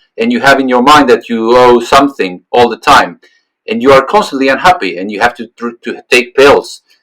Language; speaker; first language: English; non-native, fluent; Spanish